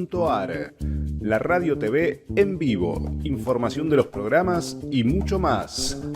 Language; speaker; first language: Spanish; native; Spanish